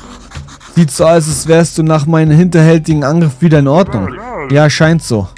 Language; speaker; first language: German; native; German